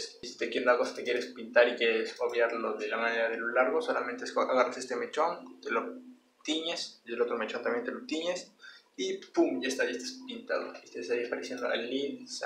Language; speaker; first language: Spanish; native; Spanish